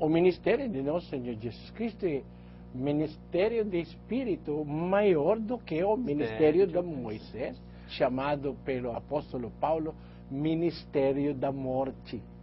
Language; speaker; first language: Portuguese; non-native, learner; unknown